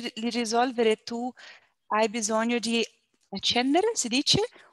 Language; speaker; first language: Italian; non-native, learner; Portuguese